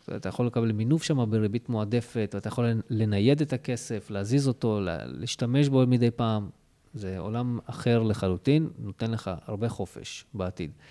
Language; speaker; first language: Hebrew; early bilingual, other home language; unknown